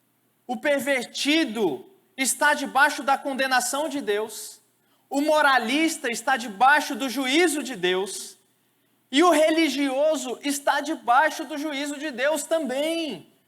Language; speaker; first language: Portuguese; native; Portuguese